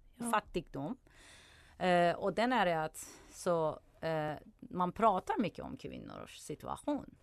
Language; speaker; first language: Swedish; non-native, fluent; Persian